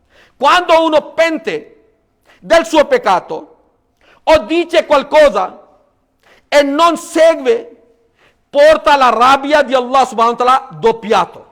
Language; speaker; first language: Italian; non-native, fluent; Urdu